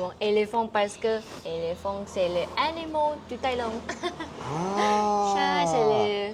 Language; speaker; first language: French; non-native, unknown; Thai